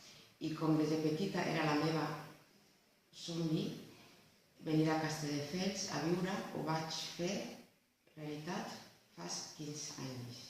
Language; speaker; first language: Catalan; non-native, learner; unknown